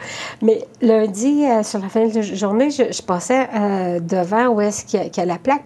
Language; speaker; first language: French; native; French